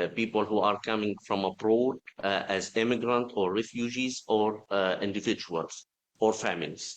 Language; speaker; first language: English; non-native, fluent; Arabic